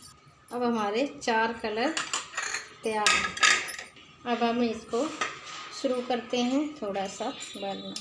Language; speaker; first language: Hindi; native; Hindi